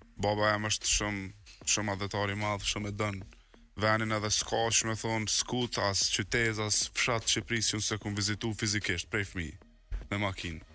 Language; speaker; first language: Albanian; native; Albanian